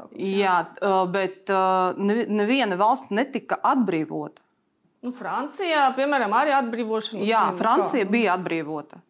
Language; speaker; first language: Latvian; non-native, local second language; Russian